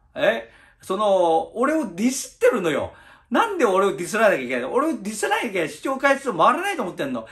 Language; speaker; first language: Japanese; early bilingual, other home language; Chinese